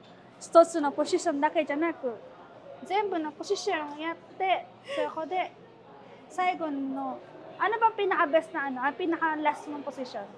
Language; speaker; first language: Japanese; non-native, fluent; Filipino